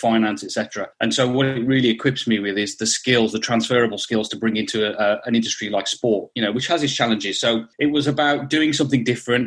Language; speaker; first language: English; native; English